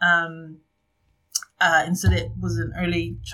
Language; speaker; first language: English; native; English